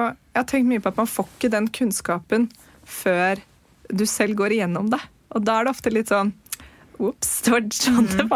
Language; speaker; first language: Norwegian; native; Norwegian